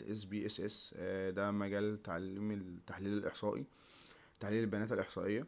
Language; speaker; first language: Arabic; native; Arabic